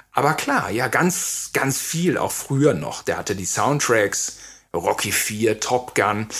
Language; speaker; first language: German; native; German